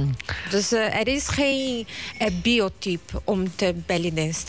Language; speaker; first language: Dutch; non-native, learner; Portuguese